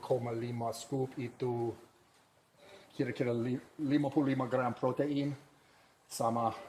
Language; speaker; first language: Indonesian; non-native, fluent; English